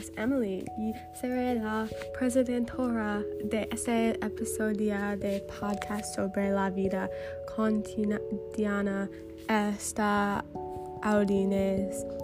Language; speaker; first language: Spanish; non-native, learner; English